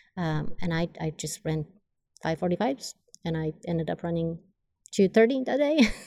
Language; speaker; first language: English; non-native, fluent; Polish